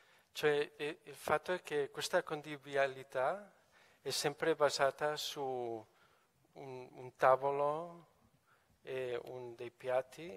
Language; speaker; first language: Italian; non-native, fluent; Catalan